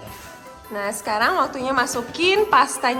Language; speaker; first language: Indonesian; native; Indonesian